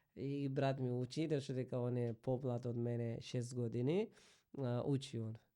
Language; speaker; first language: Macedonian; non-native, fluent; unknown